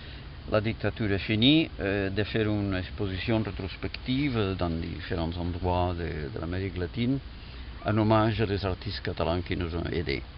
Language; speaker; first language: French; non-native, fluent; Catalan